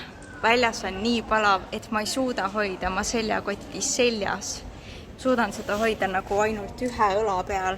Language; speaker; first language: Estonian; native; Estonian